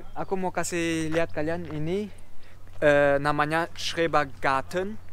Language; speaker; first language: Indonesian; non-native, fluent; German